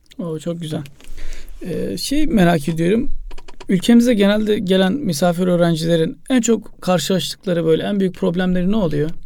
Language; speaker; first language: Turkish; native; Turkish